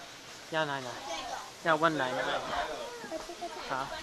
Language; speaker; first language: Chinese; non-native, learner; English